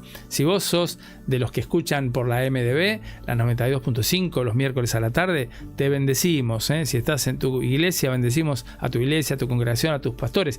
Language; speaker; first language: Spanish; native; Spanish